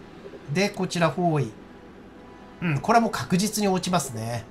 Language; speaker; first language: Japanese; native; Japanese